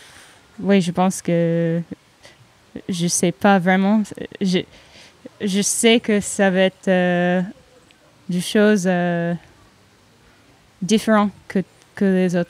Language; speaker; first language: French; non-native, fluent; English